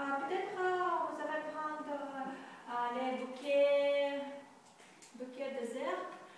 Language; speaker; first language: French; non-native, learner; Russian